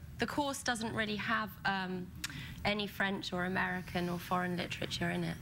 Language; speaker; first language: English; native; English